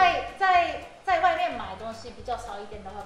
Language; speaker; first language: Chinese; non-native, learner; Japanese